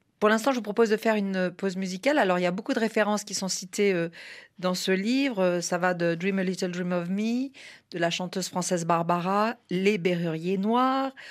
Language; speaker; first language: French; native; French